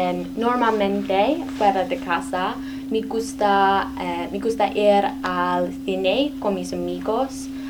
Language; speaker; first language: Spanish; non-native, learner; English